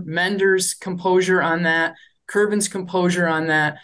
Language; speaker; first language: English; native; English